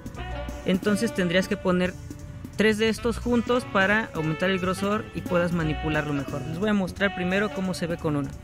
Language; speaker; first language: Spanish; native; Spanish